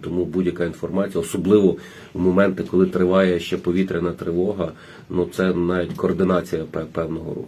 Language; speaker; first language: Ukrainian; native; Ukrainian